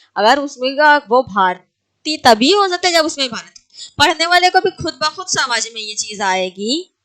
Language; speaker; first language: Urdu; native; Urdu